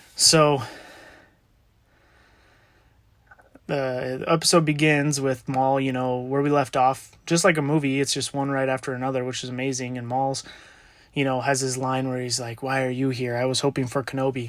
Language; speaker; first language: English; native; English